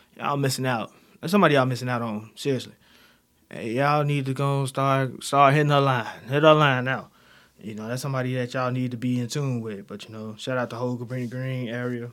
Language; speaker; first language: English; native; English